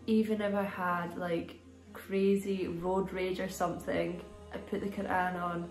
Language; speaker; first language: English; native; English